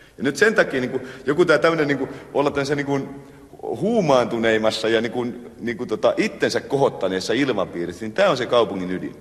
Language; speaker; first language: Finnish; native; Finnish